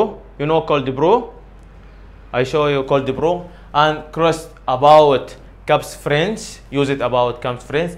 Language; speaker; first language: English; non-native, learner; Arabic